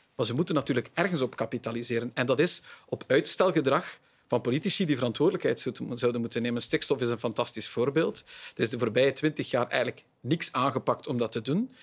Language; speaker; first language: Dutch; native; Dutch